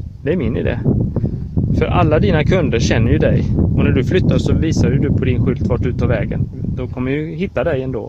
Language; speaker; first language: Swedish; native; Swedish